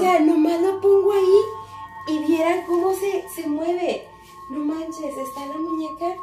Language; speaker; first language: Spanish; native; Spanish